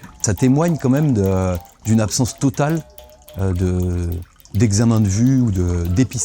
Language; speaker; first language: French; native; French